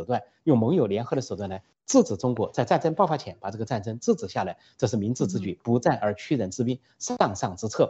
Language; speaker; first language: Chinese; native; Chinese